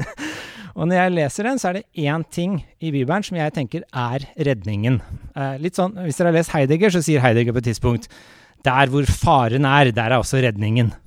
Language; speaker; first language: Norwegian; native; Norwegian